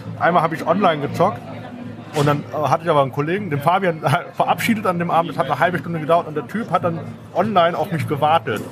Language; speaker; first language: German; native; German